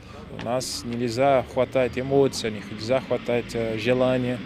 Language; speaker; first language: Russian; non-native, fluent; Portuguese